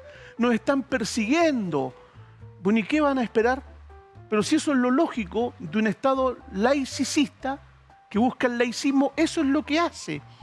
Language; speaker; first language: Spanish; native; Spanish